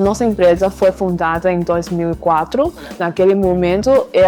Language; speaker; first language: Portuguese; non-native, fluent; Chinese